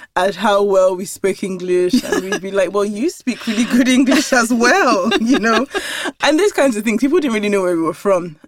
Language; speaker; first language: English; non-native, local second language; Yoruba